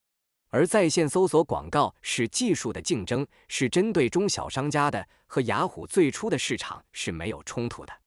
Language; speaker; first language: Chinese; native; Chinese